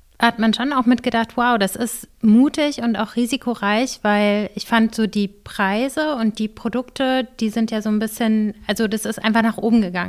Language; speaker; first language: German; native; German